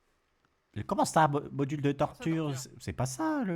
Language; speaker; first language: French; native; French